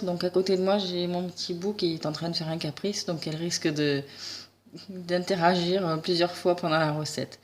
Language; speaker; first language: French; native; French